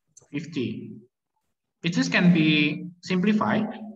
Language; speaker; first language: English; non-native, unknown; Indonesian